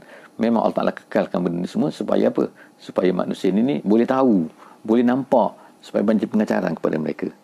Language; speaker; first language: Malay; native; Malay